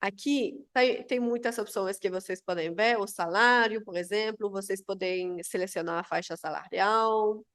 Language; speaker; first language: Portuguese; non-native, fluent; Spanish